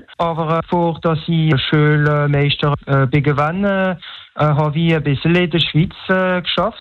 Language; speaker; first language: German; non-native, local second language; French